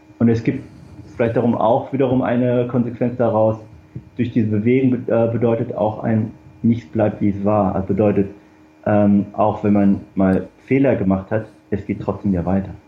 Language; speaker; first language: German; early bilingual, other home language; Korean